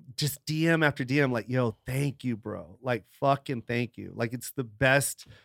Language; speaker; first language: English; early bilingual, other home language; Filipino